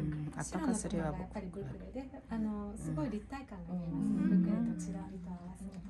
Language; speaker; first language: Japanese; native; Japanese